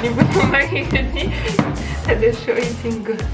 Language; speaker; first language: Chinese; non-native, learner; French